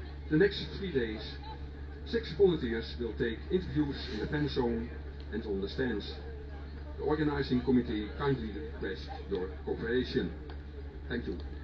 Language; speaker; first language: English; non-native, fluent; Dutch